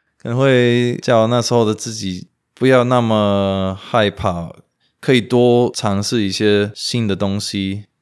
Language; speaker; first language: Chinese; non-native, fluent; Romanian